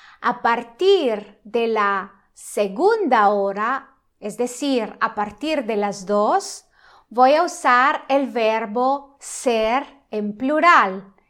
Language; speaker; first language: Spanish; non-native, fluent; Italian